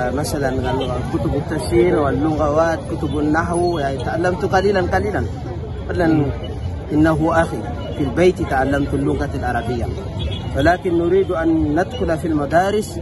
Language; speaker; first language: Arabic; non-native, fluent; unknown